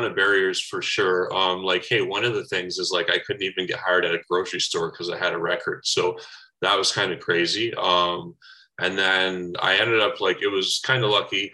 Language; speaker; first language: English; native; English